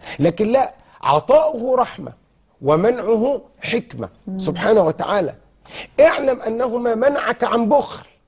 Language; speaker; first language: Egyptian Arabic; native; Egyptian Arabic